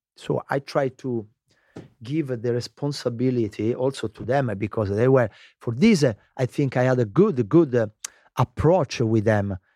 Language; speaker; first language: English; non-native, learner; Italian